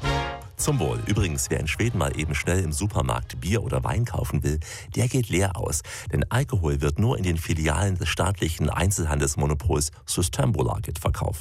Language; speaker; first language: German; native; German